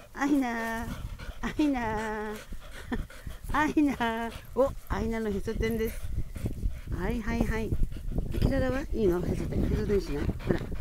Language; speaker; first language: Japanese; native; Japanese